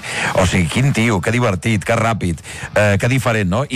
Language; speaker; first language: Catalan; native; Catalan